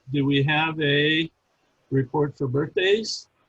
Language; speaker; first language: English; native; English